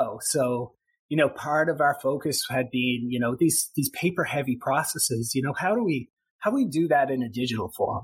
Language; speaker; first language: English; native; English